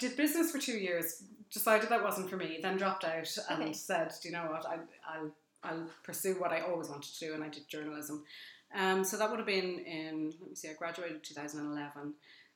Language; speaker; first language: English; native; English